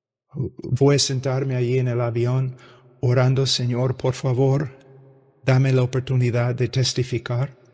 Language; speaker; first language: Spanish; non-native, fluent; English